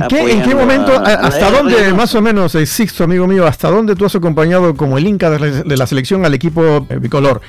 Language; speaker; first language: Spanish; native; Spanish